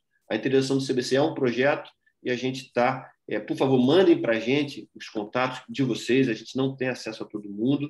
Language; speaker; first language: Portuguese; native; Portuguese